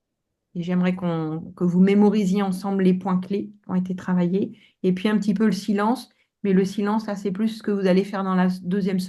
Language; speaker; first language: French; native; French